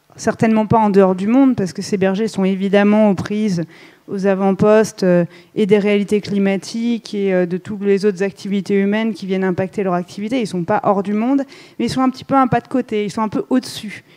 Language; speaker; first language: French; native; French